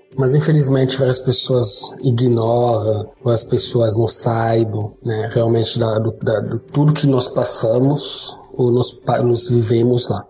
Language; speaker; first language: Portuguese; non-native, fluent; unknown